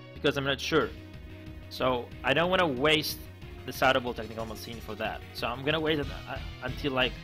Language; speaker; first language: English; non-native, fluent; Greek